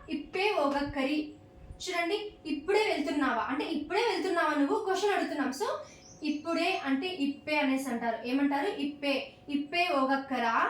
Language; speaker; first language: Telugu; non-native, local second language; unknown